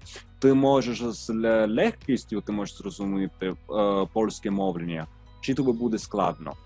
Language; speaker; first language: Ukrainian; non-native, fluent; Italian